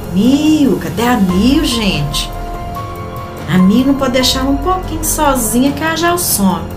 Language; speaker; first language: Portuguese; native; Portuguese